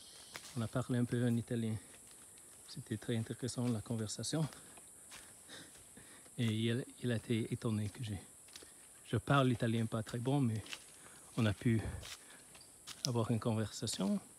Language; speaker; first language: French; non-native, learner; Chinese